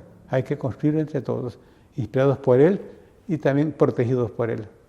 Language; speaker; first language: Spanish; native; Spanish